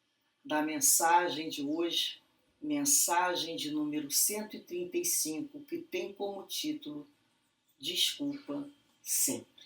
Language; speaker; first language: Portuguese; native; Portuguese